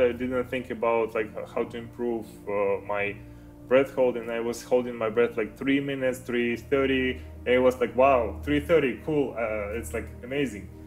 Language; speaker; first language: English; non-native, fluent; Ukrainian